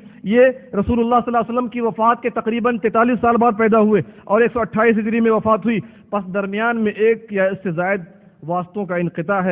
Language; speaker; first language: Urdu; native; Urdu